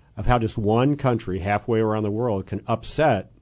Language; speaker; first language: English; native; English